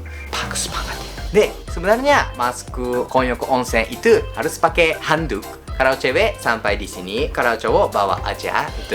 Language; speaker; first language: Indonesian; non-native, learner; Japanese